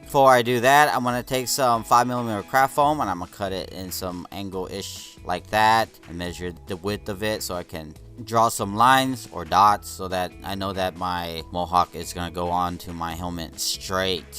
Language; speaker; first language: English; native; English